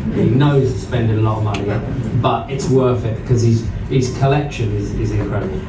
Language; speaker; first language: English; native; English